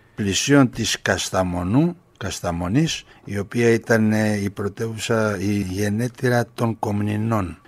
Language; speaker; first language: Greek; native; Greek